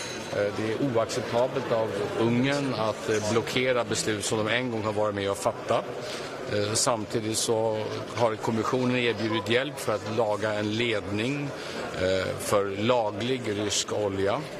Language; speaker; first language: Swedish; native; Swedish